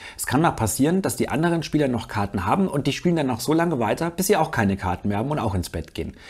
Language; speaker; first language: German; native; German